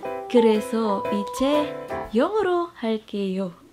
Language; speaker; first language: Korean; non-native, learner; Filipino